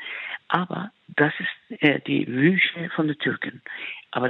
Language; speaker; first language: German; non-native, fluent; Turkish